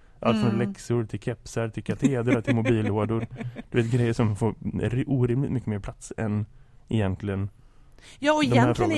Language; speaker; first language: Swedish; native; Swedish